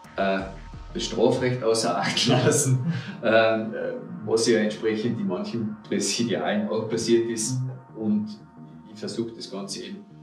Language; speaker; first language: German; native; German